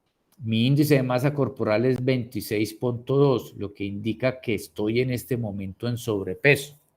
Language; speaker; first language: Spanish; native; Spanish